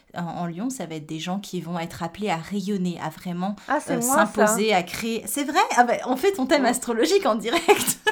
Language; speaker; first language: French; native; French